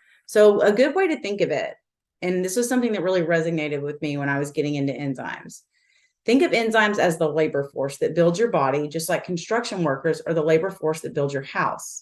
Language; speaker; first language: English; native; English